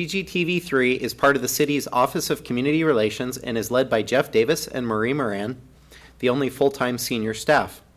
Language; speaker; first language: English; native; English